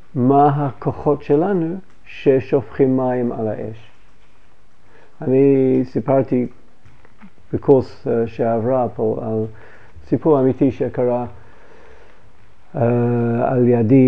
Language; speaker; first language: Hebrew; non-native, fluent; English